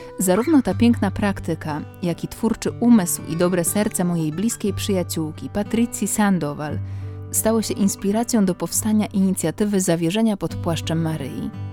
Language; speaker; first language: Polish; native; Polish